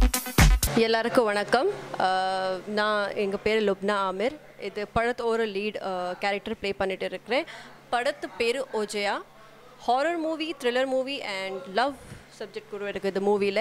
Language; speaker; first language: Tamil; non-native, learner; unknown